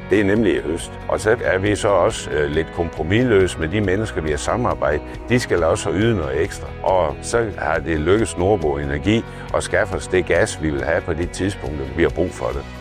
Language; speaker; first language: Danish; native; Danish